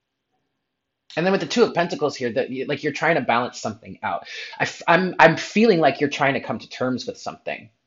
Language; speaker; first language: English; native; English